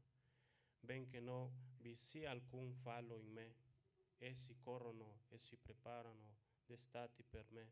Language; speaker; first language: Italian; non-native, fluent; Spanish